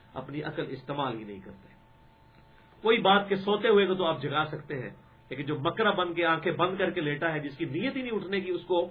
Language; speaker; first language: Urdu; non-native, local second language; Punjabi